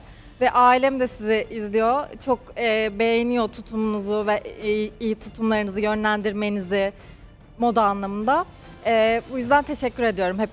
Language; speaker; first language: Turkish; native; Turkish